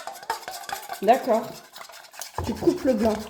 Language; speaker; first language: French; native; French